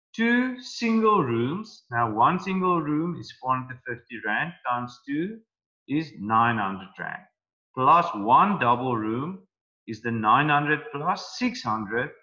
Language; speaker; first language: English; non-native, local second language; Afrikaans